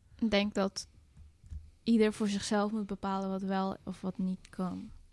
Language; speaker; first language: Dutch; early bilingual, other home language; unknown